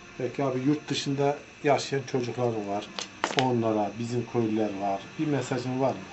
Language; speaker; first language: Turkish; native; Turkish